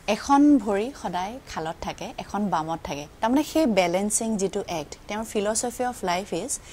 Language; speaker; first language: Assamese; native; Assamese